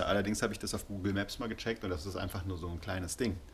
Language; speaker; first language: German; native; German